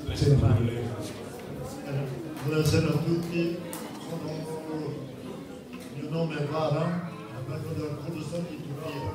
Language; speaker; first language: Italian; non-native, fluent; Kurdish